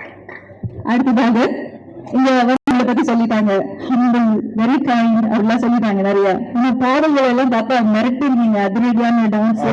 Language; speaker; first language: Tamil; native; Tamil